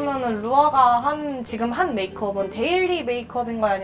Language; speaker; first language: Korean; native; Korean